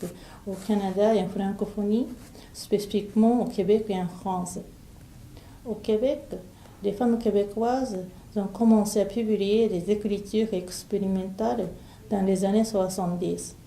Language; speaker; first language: French; non-native, fluent; Japanese